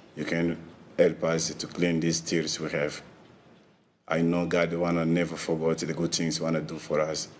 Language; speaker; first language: English; non-native, learner; Portuguese